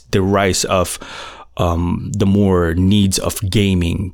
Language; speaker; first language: English; non-native, local second language; Filipino